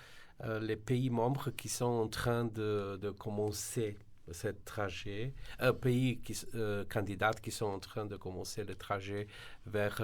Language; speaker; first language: French; non-native, fluent; Slovenian